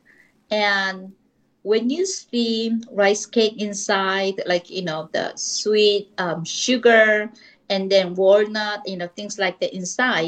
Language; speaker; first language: English; non-native, fluent; Korean